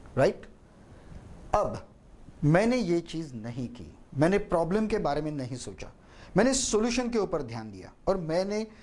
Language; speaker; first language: Hindi; native; Hindi